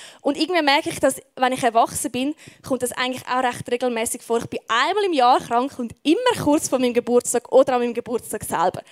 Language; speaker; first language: German; native; German